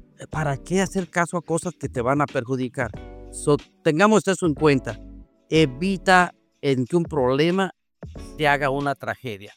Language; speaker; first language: Spanish; native; Spanish